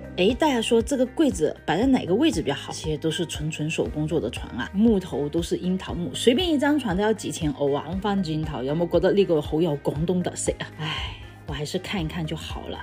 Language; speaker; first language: Chinese; non-native, local second language; Cantonese